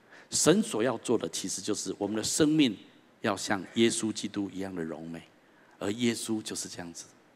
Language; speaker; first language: Chinese; native; Chinese